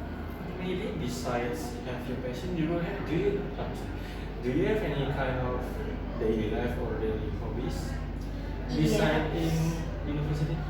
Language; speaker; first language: English; non-native, learner; Indonesian